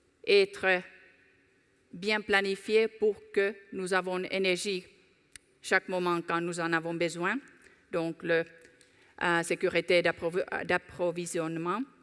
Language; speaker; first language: French; non-native, fluent; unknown